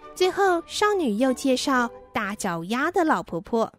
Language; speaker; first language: Chinese; native; Chinese